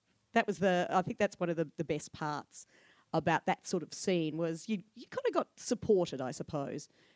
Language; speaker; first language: English; native; English